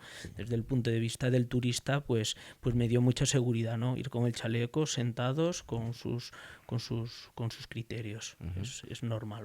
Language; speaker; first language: Spanish; native; Spanish